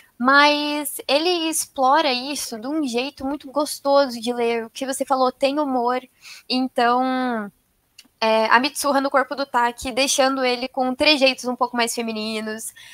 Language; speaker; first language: Portuguese; native; Portuguese